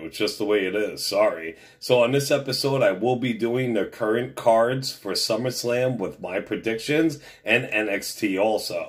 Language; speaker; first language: English; native; English